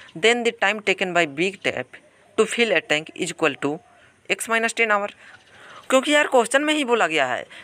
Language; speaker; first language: Hindi; native; Hindi